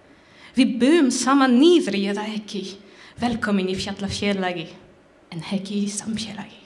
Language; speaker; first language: Icelandic; non-native, learner; French